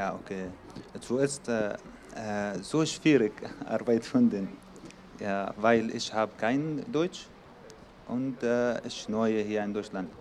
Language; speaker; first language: German; non-native, learner; Arabic